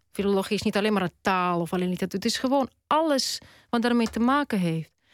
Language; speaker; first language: Dutch; non-native, fluent; Russian